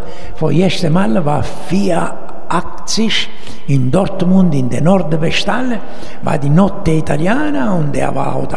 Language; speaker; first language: German; non-native, learner; Italian